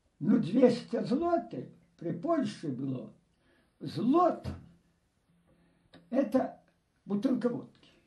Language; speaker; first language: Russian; non-native, local second language; Belarusian